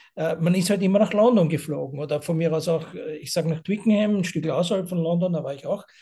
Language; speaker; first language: German; native; German